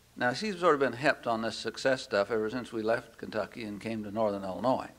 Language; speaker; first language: English; native; English